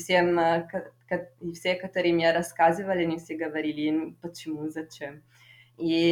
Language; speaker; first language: Russian; non-native, fluent; Italian